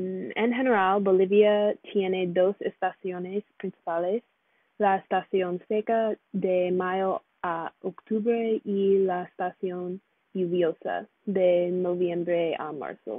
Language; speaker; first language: Spanish; non-native, learner; English